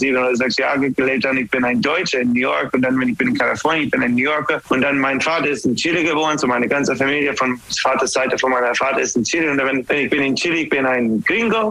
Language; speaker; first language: German; non-native, fluent; English